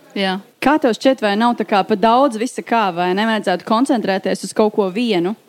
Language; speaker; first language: Latvian; native; Latvian